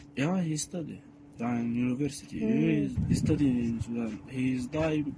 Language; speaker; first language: English; non-native, learner; Arabic